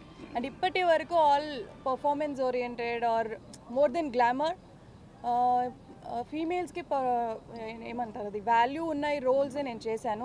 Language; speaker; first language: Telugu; non-native, fluent; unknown